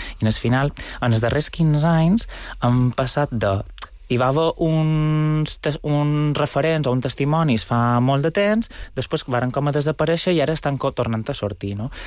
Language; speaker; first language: Catalan; native; Catalan